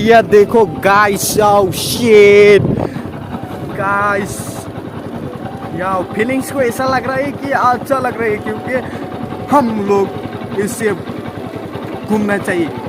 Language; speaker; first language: Hindi; non-native, local second language; Bodo